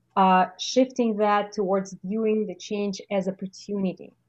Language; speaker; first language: English; non-native, fluent; Russian